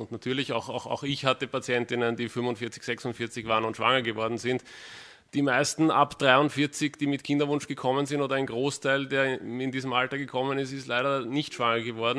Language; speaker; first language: German; native; German